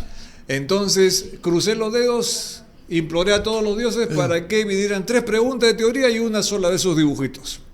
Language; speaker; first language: Spanish; native; Spanish